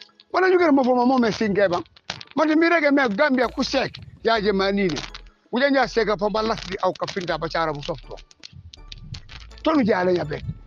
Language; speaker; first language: English; non-native, local second language; Mandingo